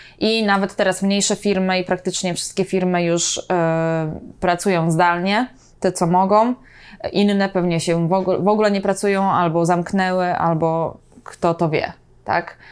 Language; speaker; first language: Polish; native; Polish